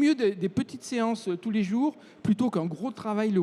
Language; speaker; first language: French; native; French